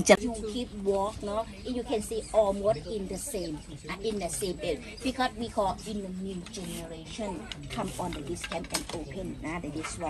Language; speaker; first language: English; non-native, learner; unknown